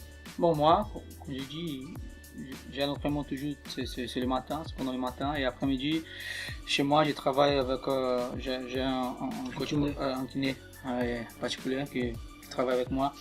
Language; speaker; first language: French; non-native, fluent; Portuguese